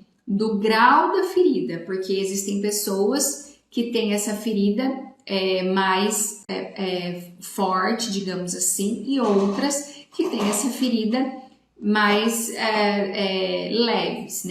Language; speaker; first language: Portuguese; native; Portuguese